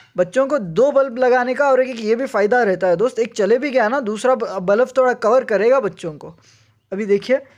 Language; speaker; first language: Hindi; non-native, local second language; Urdu